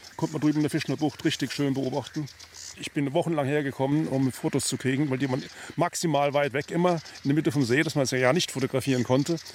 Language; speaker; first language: German; native; German